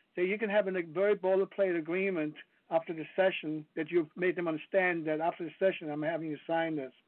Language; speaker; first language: English; non-native, fluent; Danish